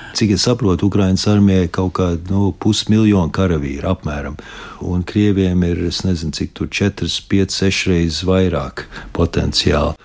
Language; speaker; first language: Latvian; early bilingual, heritage; Latvian